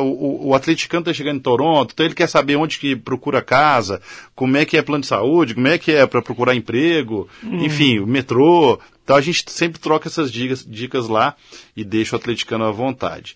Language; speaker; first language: Portuguese; native; Portuguese